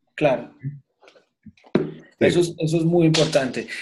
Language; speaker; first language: Spanish; native; Spanish